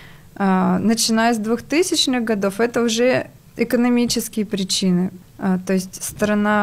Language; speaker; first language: Russian; native; Russian